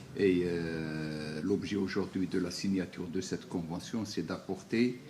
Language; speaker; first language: French; non-native, local second language; Arabic